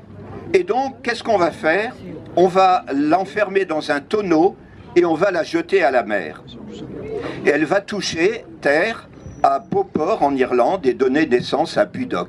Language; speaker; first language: French; native; French